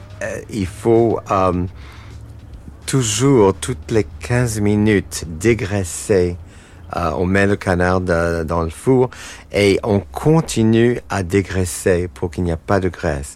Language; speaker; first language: French; non-native, fluent; English